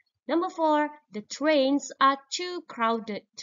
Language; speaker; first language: English; non-native, local second language; Malay